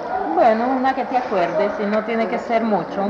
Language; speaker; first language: Spanish; native; Spanish